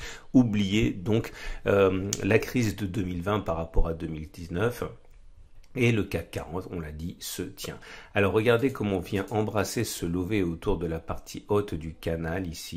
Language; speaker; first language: French; native; French